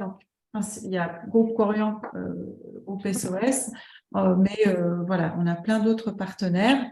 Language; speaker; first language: French; native; French